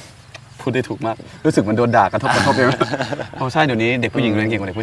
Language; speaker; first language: Thai; native; Thai